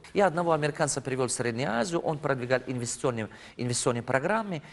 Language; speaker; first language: Russian; non-native, fluent; Tajik